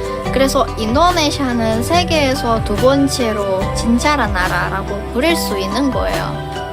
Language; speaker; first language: Korean; non-native, fluent; Indonesian